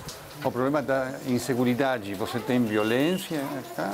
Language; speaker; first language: Portuguese; non-native, fluent; Spanish